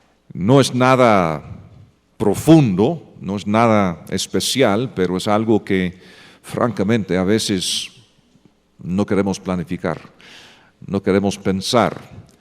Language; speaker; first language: Spanish; non-native, fluent; English